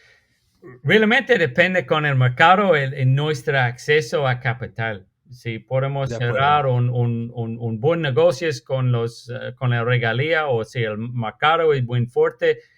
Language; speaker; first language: Spanish; non-native, fluent; English